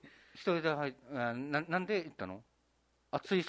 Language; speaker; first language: Japanese; native; Japanese